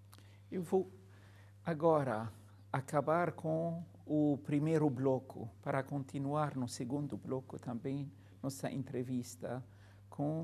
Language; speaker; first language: Portuguese; non-native, fluent; Arabic